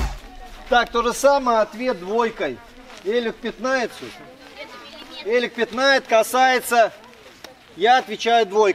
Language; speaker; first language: Russian; native; Russian